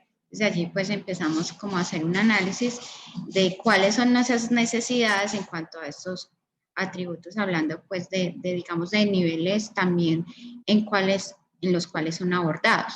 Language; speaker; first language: Spanish; native; Spanish